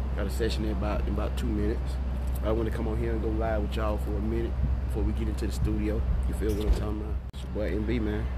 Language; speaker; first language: English; native; English